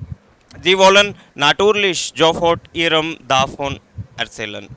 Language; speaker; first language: German; non-native, fluent; Hindi